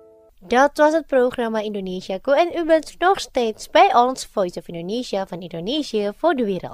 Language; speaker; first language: Dutch; non-native, fluent; Indonesian